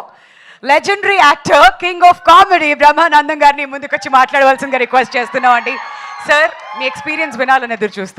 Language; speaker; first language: Telugu; native; Telugu